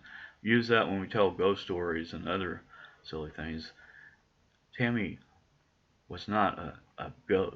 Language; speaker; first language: English; native; English